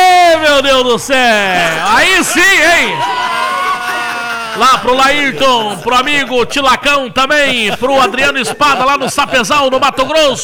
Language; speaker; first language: Portuguese; native; Portuguese